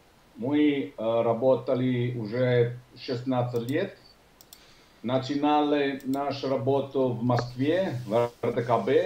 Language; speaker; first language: Russian; non-native, learner; Italian